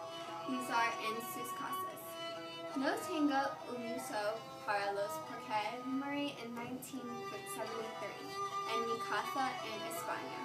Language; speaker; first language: Spanish; non-native, learner; English